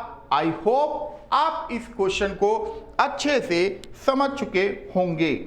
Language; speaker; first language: Hindi; native; Hindi